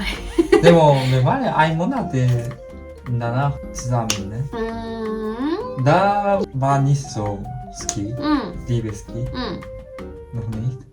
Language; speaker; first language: German; non-native, learner; Japanese